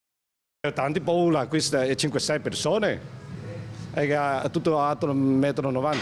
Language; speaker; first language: Italian; non-native, local second language; Chinese